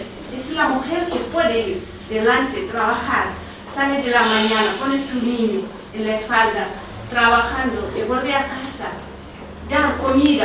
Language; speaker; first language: Spanish; non-native, learner; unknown